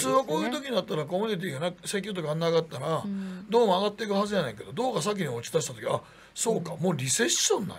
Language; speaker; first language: Japanese; native; Japanese